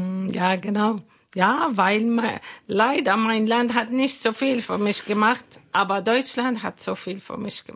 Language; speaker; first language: German; non-native, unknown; Arabic